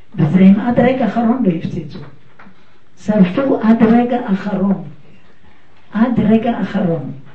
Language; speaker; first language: Hebrew; non-native, fluent; Yiddish